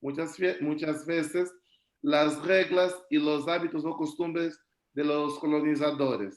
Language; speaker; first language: Spanish; non-native, fluent; Portuguese